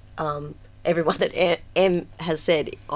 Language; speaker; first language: English; native; English